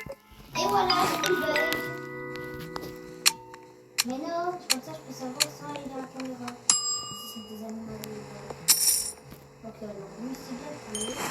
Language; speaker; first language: French; native; French